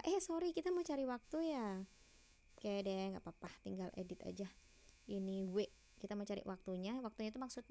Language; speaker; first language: Indonesian; native; Indonesian